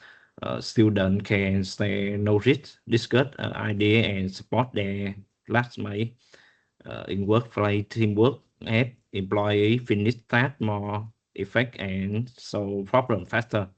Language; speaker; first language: English; non-native, learner; Vietnamese